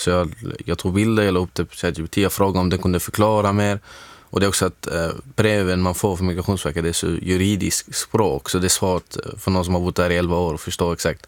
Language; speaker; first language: Swedish; non-native, fluent; Arabic